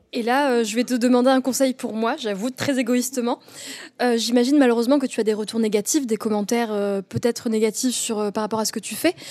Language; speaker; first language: French; early bilingual, other home language; Arabic